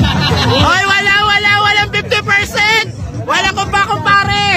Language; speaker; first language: Filipino; non-native, local second language; Cebuano